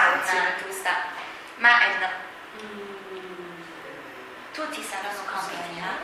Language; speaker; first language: Italian; non-native, fluent; Chinese